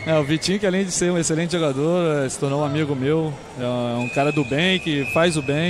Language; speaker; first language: Portuguese; native; Portuguese